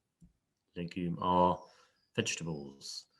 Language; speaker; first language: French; non-native, fluent; English